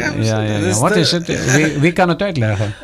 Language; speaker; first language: Dutch; non-native, local second language; Papiamento